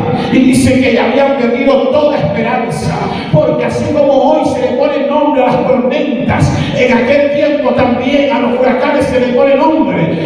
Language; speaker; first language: Spanish; native; Spanish